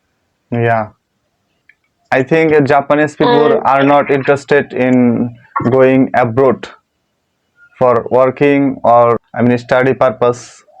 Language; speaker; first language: English; non-native, learner; Bangla